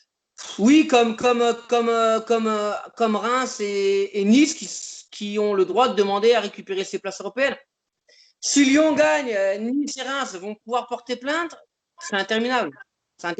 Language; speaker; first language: French; native; French